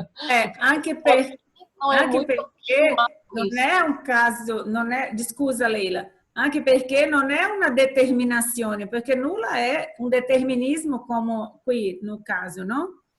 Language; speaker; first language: Italian; non-native, learner; Portuguese